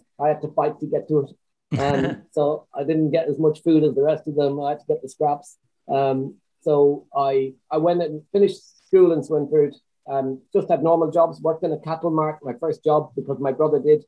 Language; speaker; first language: English; native; English